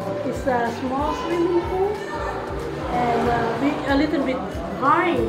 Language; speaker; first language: English; non-native, learner; Thai